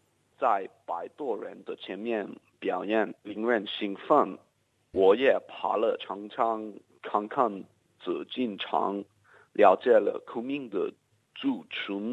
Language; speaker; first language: Chinese; non-native, learner; English